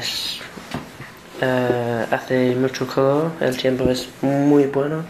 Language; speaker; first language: Spanish; non-native, learner; English